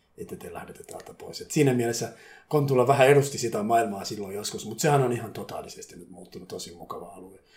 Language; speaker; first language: Finnish; non-native, fluent; Somali